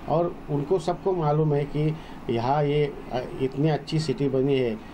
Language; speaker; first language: Hindi; non-native, local second language; Marathi